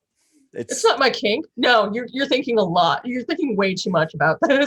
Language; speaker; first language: English; native; English